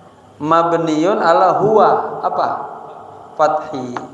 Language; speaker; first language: Arabic; non-native, fluent; Indonesian